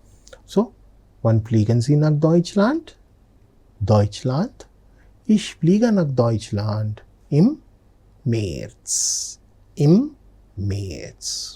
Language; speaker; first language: German; non-native, fluent; Telugu